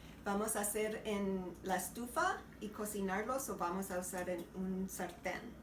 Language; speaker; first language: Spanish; non-native, learner; English